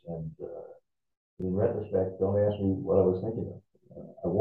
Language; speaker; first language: English; native; English